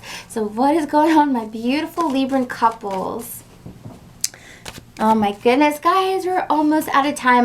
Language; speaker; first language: English; native; English